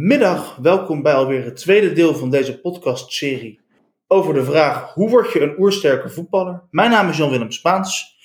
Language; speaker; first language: Dutch; native; Dutch